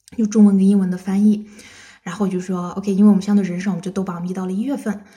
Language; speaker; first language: Chinese; non-native, local second language; Kazakh